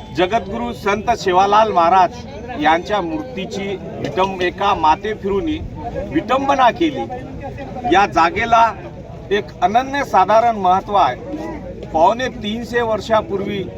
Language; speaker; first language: Marathi; non-native, local second language; Lambadi